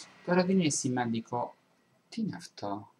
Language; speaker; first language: Greek; non-native, fluent; Italian